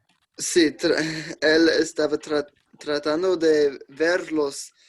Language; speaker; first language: Spanish; non-native, learner; English